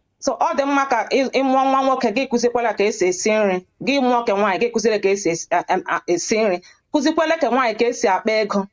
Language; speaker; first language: Igbo; early bilingual, heritage; Igbo